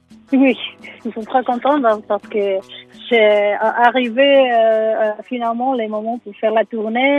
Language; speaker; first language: French; non-native, learner; Spanish